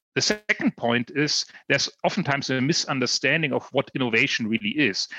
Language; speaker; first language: English; non-native, fluent; German